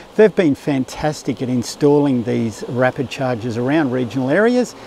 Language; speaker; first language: English; native; English